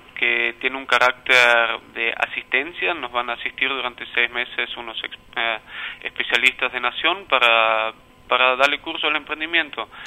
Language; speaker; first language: Spanish; non-native, fluent; German